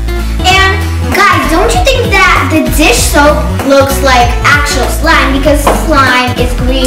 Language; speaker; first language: English; non-native, fluent; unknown